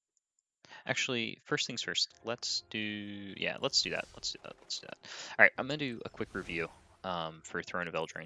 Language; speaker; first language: English; native; English